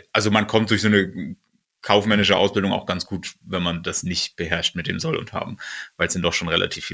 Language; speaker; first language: German; native; German